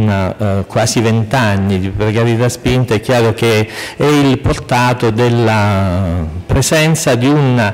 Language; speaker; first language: Italian; native; Italian